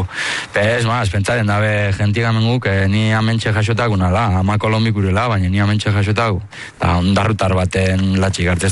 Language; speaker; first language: Basque; native; Basque